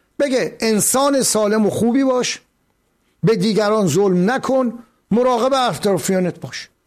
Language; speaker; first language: Persian; native; Persian